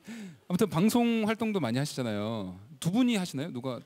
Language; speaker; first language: Korean; native; Korean